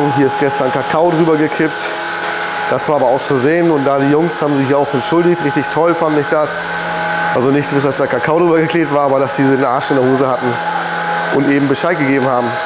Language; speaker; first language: German; native; German